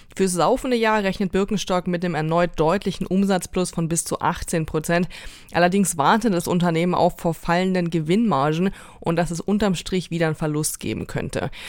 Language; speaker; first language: German; native; German